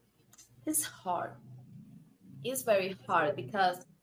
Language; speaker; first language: English; non-native, learner; Spanish